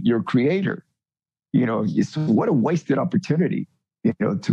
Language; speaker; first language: English; native; English